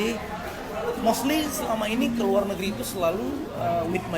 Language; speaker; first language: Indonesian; non-native, local second language; Achinese